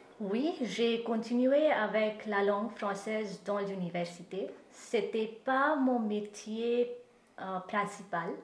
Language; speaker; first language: French; non-native, fluent; Marathi